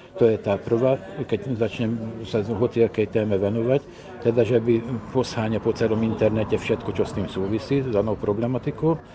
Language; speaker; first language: Slovak; native; Slovak